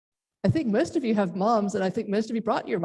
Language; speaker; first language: English; native; English